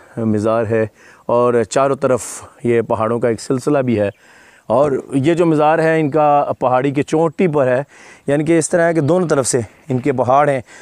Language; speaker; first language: Urdu; non-native, local second language; Punjabi